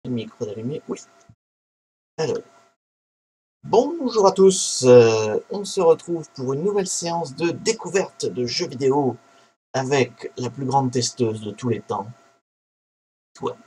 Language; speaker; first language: French; native; French